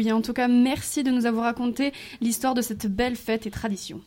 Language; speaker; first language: French; native; French